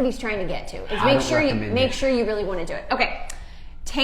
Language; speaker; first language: English; native; English